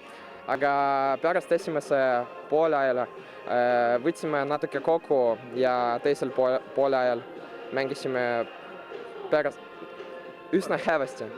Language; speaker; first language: Estonian; non-native, local second language; Russian